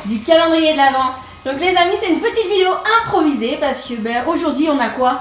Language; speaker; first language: French; native; French